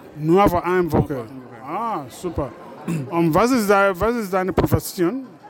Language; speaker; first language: German; non-native, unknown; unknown